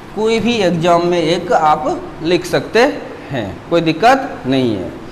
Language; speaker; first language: Hindi; native; Hindi